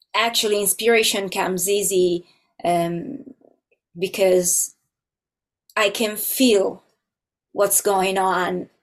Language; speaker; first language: English; non-native, fluent; Italian